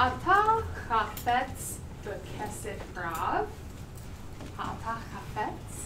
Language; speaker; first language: Hebrew; non-native, learner; English